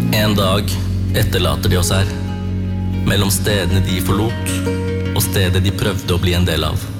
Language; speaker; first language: Norwegian; early bilingual, other home language; Tamil